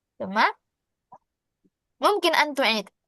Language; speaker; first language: Arabic; non-native, fluent; Indonesian